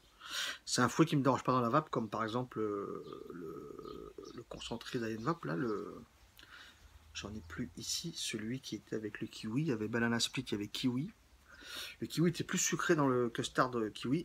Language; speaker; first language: French; native; French